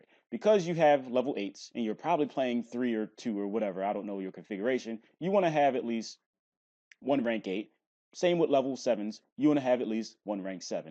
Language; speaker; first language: English; native; English